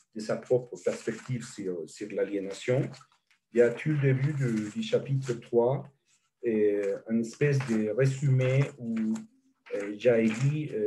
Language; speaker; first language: French; non-native, fluent; Spanish